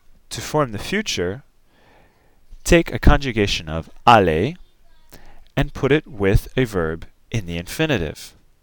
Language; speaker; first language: English; native; English